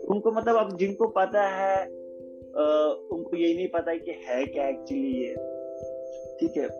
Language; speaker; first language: Hindi; native; Hindi